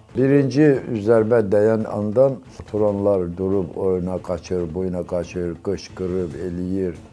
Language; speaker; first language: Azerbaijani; non-native, local second language; Avaric